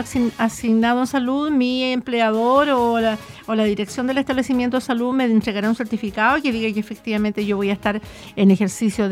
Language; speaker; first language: Spanish; native; Spanish